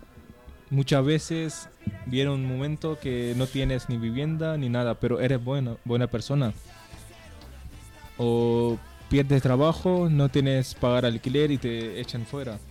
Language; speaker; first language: Spanish; non-native, learner; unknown